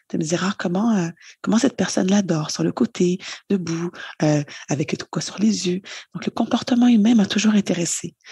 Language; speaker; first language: French; native; French